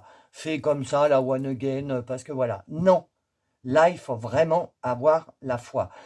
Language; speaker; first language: French; native; French